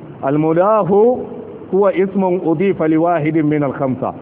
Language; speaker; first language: Arabic; non-native, fluent; Hausa